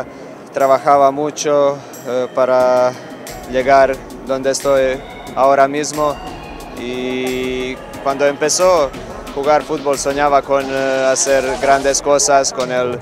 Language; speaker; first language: Spanish; non-native, fluent; Croatian